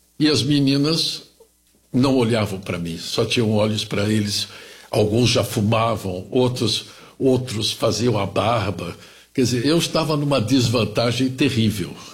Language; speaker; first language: Portuguese; early bilingual, other home language; German